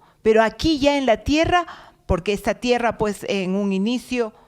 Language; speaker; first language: Spanish; native; Spanish